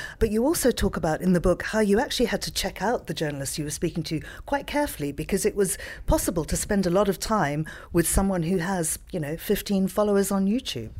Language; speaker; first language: English; native; English